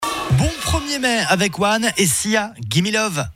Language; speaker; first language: French; native; French